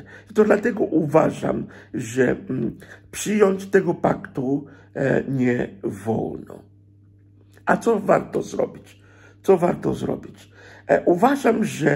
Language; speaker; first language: Polish; non-native, fluent; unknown